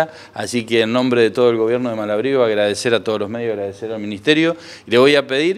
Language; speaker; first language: Spanish; native; Spanish